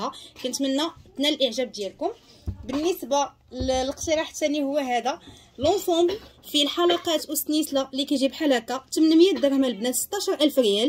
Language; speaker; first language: Arabic; native; Arabic